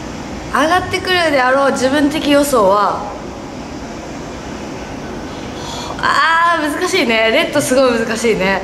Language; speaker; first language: Japanese; native; Japanese